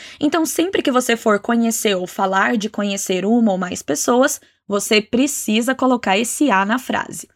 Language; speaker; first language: Portuguese; native; Portuguese